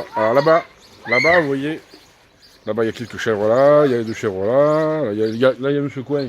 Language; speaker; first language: French; native; French